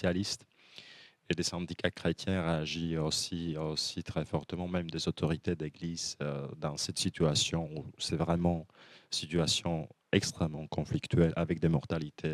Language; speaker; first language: French; non-native, fluent; Czech